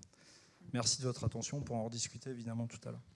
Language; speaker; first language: French; native; French